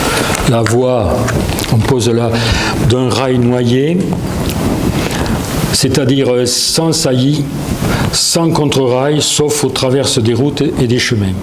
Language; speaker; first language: French; native; French